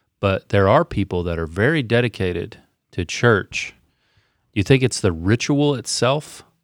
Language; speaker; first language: English; native; English